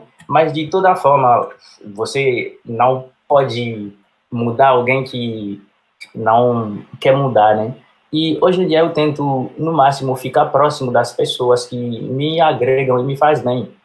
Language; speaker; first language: Portuguese; non-native, fluent; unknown